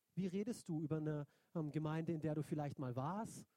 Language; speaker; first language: German; native; German